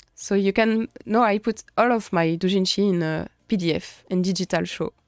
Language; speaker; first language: English; non-native, fluent; French